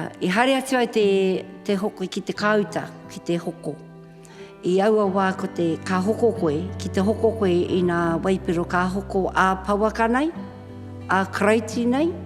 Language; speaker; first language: Māori; non-native, local second language; English